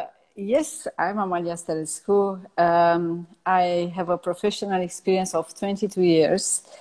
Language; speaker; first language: English; non-native, fluent; Romanian